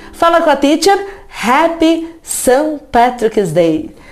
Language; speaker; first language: English; non-native, fluent; Portuguese